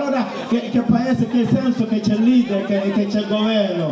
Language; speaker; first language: Italian; non-native, learner; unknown